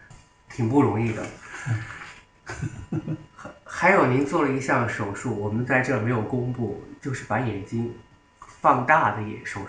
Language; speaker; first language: Chinese; native; Chinese